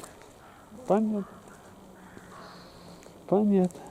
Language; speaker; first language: Russian; non-native, fluent; English